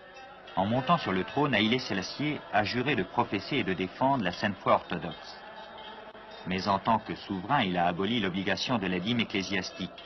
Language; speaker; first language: French; native; French